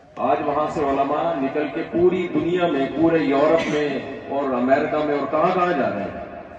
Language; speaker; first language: Urdu; native; Urdu